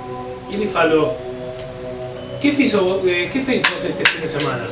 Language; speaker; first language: Portuguese; non-native, fluent; Spanish